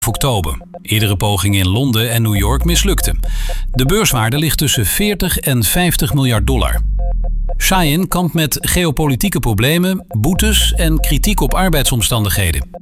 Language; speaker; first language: Dutch; native; Dutch